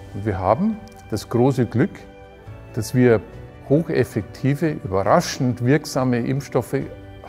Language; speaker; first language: German; native; German